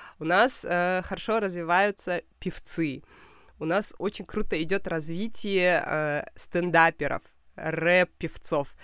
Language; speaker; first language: Russian; non-native, local second language; Kazakh